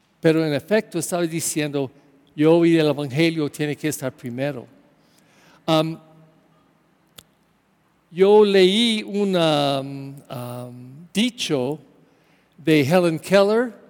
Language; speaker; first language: Spanish; non-native, learner; English